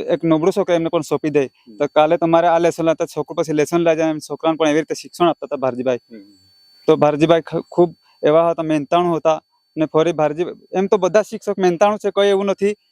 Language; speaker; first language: Gujarati; non-native, local second language; Vasavi